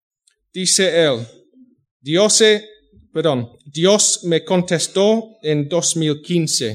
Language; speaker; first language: Spanish; non-native, fluent; English